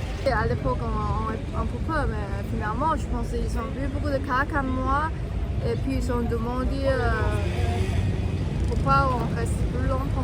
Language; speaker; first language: French; non-native, learner; Chinese